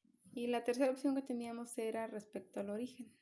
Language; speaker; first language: Spanish; native; Spanish